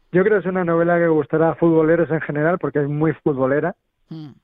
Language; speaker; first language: Spanish; native; Spanish